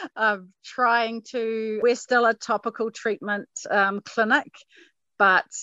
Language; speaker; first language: English; native; English